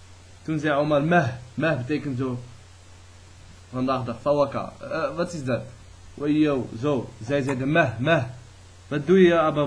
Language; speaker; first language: Dutch; early bilingual, other home language; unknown